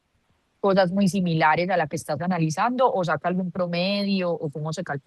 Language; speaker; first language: Spanish; native; Spanish